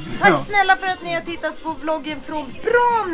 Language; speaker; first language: Swedish; native; Swedish